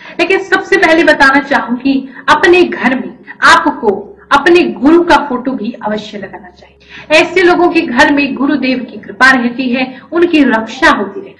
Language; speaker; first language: Hindi; native; Hindi